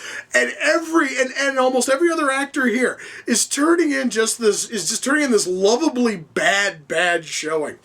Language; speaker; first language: English; native; English